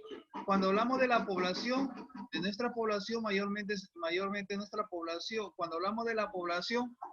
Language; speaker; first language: Spanish; native; Spanish